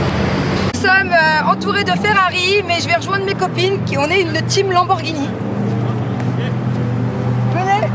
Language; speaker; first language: French; native; French